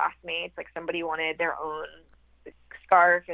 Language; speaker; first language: English; native; English